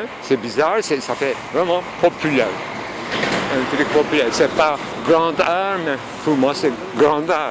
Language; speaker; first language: French; non-native, fluent; Turkish